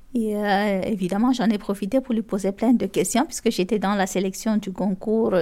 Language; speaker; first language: French; non-native, local second language; Fula